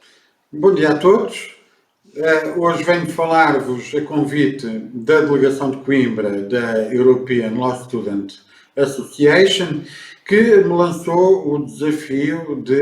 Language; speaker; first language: Portuguese; native; Portuguese